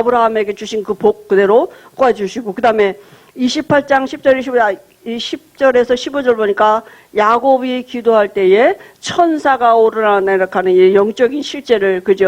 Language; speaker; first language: Korean; native; Korean